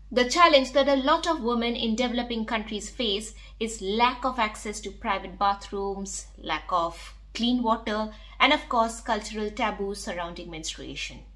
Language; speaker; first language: English; non-native, local second language; Bangla